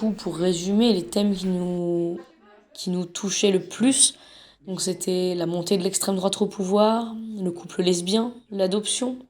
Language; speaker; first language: French; native; French